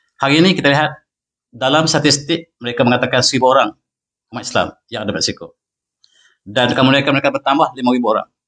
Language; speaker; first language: Malay; native; Malay